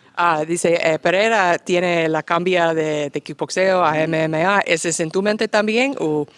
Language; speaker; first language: Spanish; non-native, learner; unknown